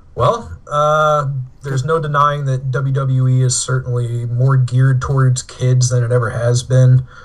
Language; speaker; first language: English; native; English